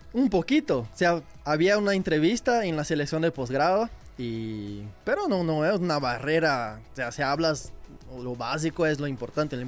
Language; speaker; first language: Spanish; non-native, learner; Portuguese